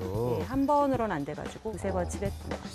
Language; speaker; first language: Korean; early bilingual, heritage; Korean